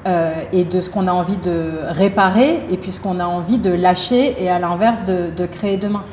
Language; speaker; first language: French; native; French